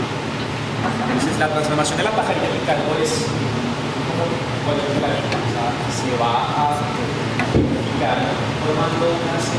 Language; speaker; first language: Spanish; native; Spanish